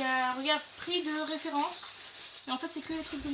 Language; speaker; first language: French; native; French